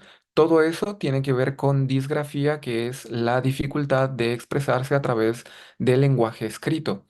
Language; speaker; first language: Spanish; native; Spanish